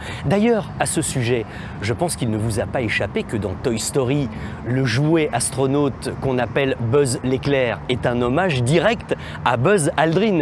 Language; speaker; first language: French; native; French